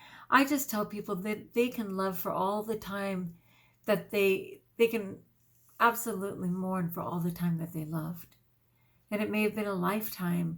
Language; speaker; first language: English; native; English